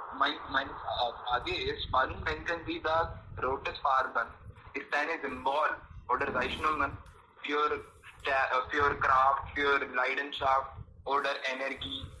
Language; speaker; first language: German; non-native, learner; Hindi